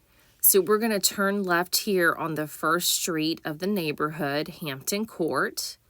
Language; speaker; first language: English; native; English